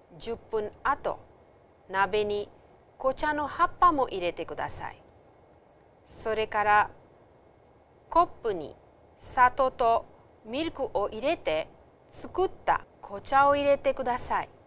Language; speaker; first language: Japanese; non-native, fluent; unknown